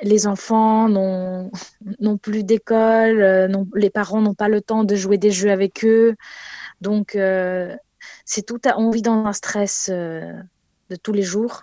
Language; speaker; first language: French; non-native, fluent; Ukrainian